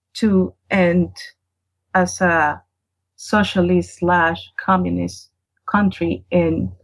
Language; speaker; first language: English; non-native, fluent; Spanish